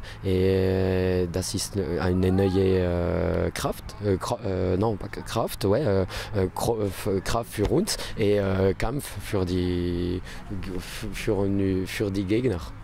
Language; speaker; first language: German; non-native, learner; French